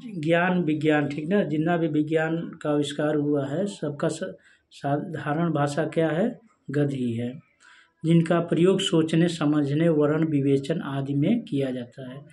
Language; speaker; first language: Hindi; native; Hindi